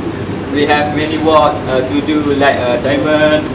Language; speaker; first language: English; non-native, local second language; Malay